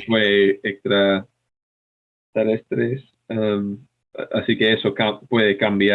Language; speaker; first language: Spanish; non-native, fluent; English